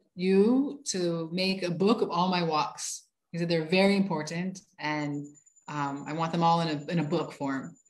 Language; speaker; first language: English; native; English